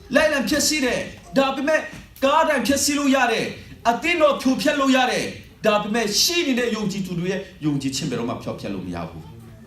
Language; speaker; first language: Burmese; non-native, local second language; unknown